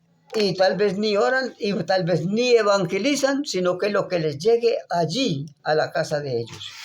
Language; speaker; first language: Spanish; native; Spanish